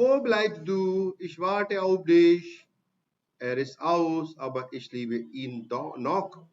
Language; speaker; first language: German; non-native, fluent; Hindi